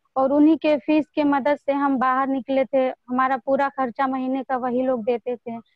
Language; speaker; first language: Hindi; native; Hindi